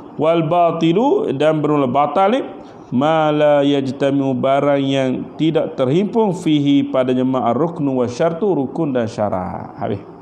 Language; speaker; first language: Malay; native; Malay